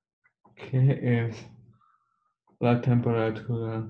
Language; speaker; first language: Spanish; non-native, learner; English